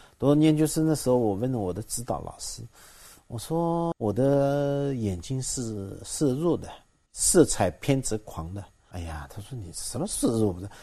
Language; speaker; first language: Chinese; native; Chinese